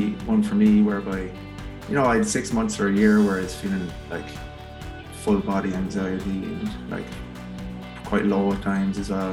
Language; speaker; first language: English; native; English